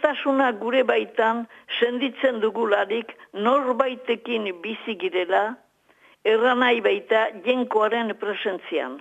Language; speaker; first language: Basque; native; Basque